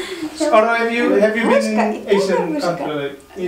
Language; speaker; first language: English; non-native, fluent; Indonesian